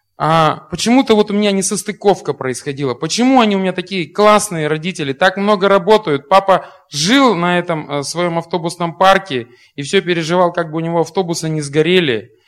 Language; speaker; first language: Russian; native; Russian